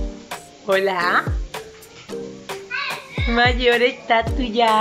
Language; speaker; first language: Spanish; native; Spanish